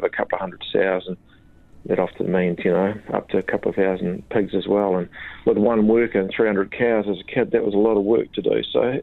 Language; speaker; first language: English; native; English